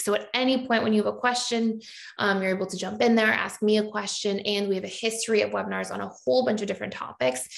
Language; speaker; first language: English; native; English